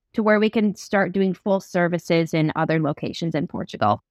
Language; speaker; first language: English; native; English